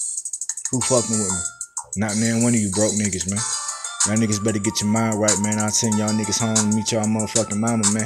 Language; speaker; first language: English; native; English